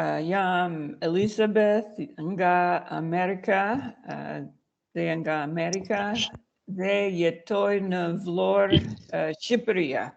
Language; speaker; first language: Albanian; non-native, learner; English